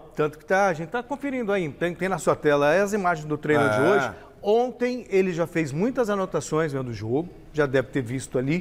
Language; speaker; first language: Portuguese; native; Portuguese